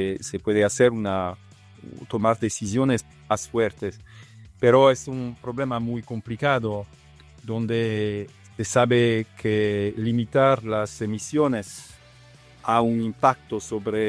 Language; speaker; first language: Spanish; non-native, learner; Italian